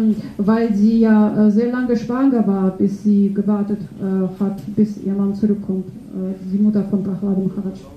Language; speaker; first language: German; non-native, fluent; Russian